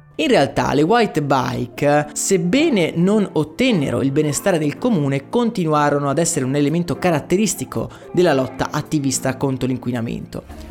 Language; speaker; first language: Italian; native; Italian